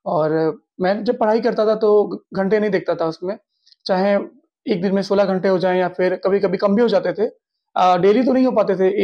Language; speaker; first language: Hindi; native; Hindi